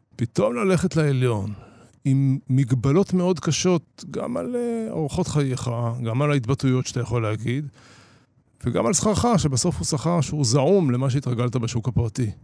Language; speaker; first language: Hebrew; native; Hebrew